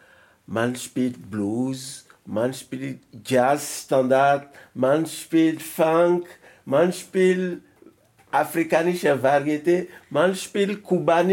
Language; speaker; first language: German; non-native, learner; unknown